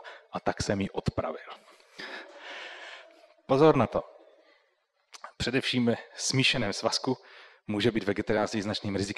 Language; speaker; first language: Czech; native; Czech